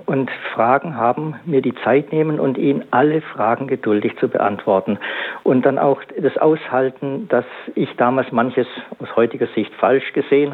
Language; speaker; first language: German; native; German